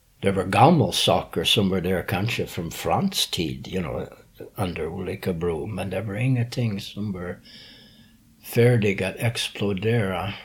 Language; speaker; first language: Swedish; early bilingual, heritage; English